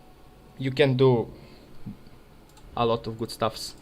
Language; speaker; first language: English; non-native, fluent; Serbian